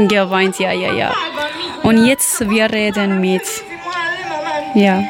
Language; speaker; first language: German; non-native, learner; Persian